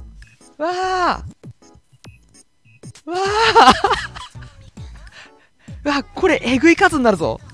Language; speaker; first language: Japanese; native; Japanese